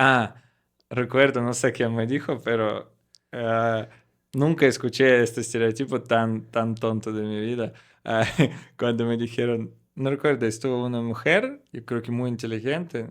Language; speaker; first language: Spanish; non-native, learner; Russian